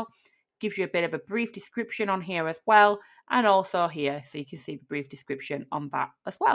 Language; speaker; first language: English; native; English